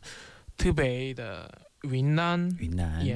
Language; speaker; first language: Chinese; non-native, learner; Korean